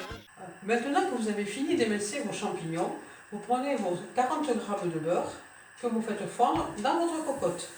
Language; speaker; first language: French; native; French